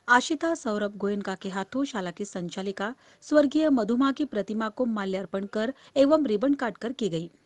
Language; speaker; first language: Hindi; non-native, local second language; Marathi